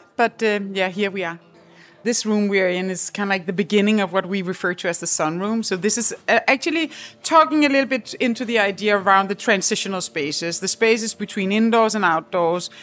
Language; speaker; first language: English; non-native, fluent; Danish